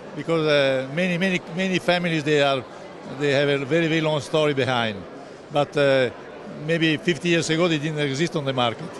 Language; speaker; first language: English; non-native, fluent; Italian